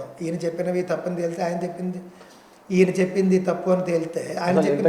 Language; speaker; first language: Telugu; native; Telugu